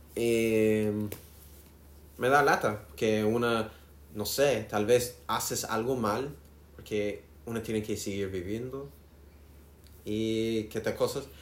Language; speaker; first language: Spanish; non-native, learner; English